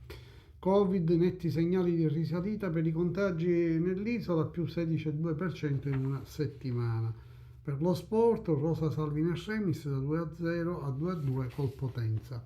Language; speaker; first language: Italian; native; Italian